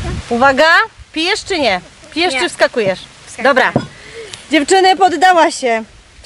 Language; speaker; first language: Polish; native; Polish